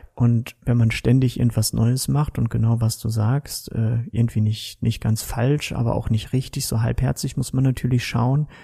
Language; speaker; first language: German; native; German